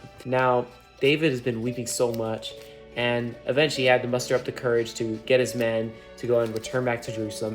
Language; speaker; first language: English; native; English